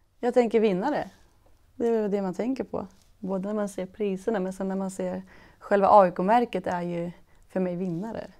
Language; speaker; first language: Swedish; early bilingual, other home language; Persian